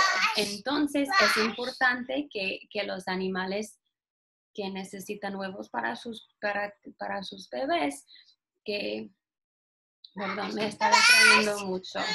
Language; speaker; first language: Spanish; non-native, fluent; English